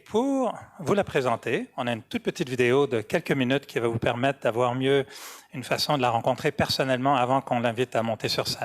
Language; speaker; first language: French; native; French